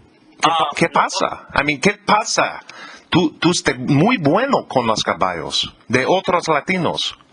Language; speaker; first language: Spanish; non-native, learner; English